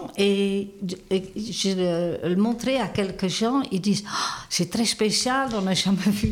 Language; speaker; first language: French; non-native, fluent; Dutch